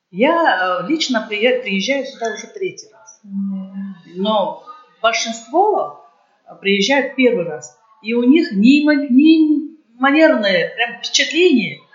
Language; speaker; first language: Russian; native; Russian